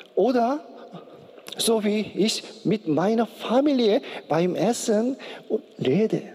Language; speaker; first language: German; non-native, learner; Korean